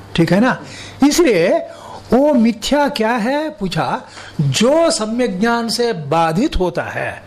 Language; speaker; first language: Hindi; non-native, local second language; Kannada